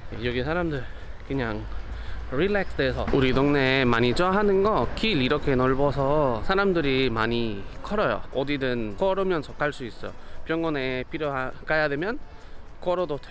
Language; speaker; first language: Korean; non-native, learner; Spanish